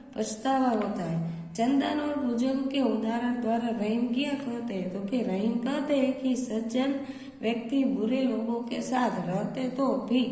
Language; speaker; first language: Hindi; non-native, local second language; Gujarati